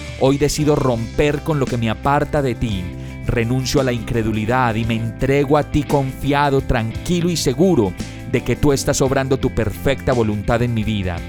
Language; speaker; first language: Spanish; native; Spanish